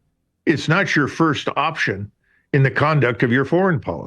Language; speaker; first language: English; native; English